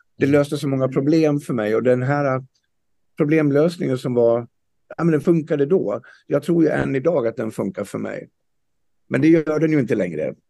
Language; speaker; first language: Swedish; native; Swedish